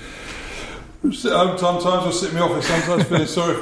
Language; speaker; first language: English; native; English